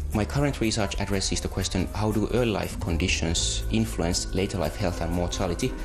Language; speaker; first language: English; non-native, fluent; Finnish